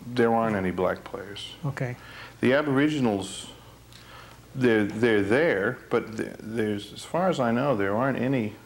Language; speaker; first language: English; native; English